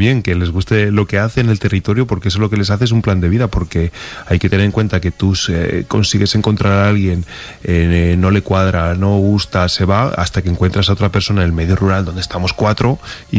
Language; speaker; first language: Spanish; native; Spanish